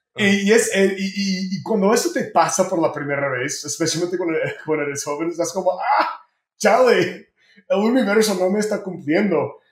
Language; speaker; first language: Spanish; non-native, fluent; English